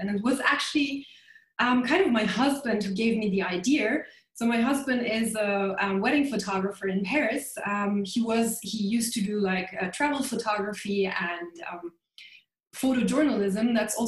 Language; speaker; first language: English; non-native, fluent; German